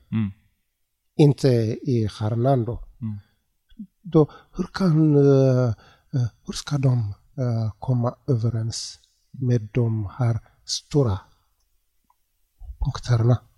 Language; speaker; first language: Swedish; non-native, learner; Tigrinya